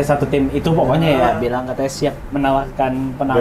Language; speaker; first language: Indonesian; native; Indonesian